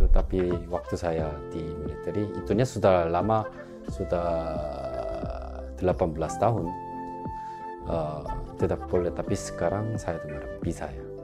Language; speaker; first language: Indonesian; non-native, local second language; Korean